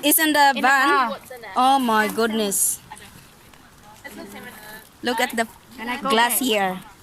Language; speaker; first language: English; non-native, local second language; Filipino